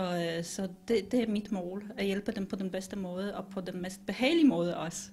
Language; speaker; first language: Danish; non-native, fluent; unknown